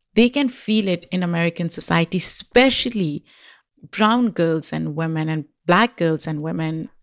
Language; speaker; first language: English; non-native, local second language; Urdu